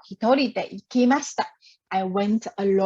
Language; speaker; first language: Japanese; non-native, fluent; Chinese